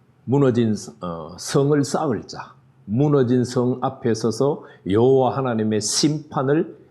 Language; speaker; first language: Korean; native; Korean